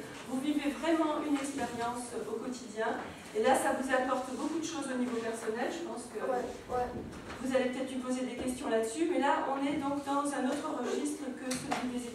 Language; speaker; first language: French; native; French